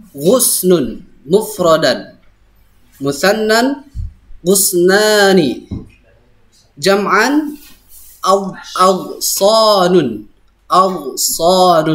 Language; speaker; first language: Arabic; non-native, fluent; Indonesian